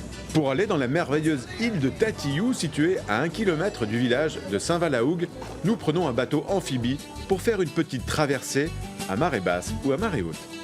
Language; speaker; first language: French; native; French